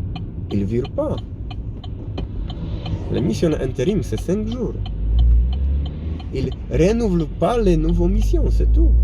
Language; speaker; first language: French; non-native, fluent; Polish